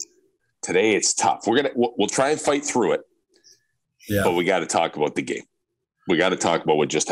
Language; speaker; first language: English; native; English